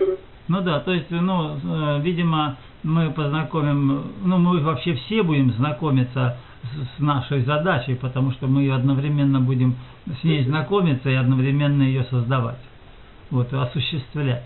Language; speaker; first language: Russian; native; Russian